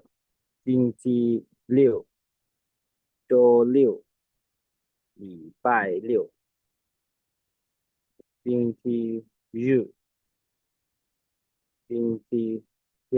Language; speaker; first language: Chinese; non-native, learner; Lao